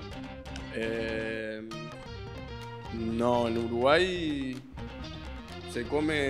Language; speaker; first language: Portuguese; non-native, learner; Spanish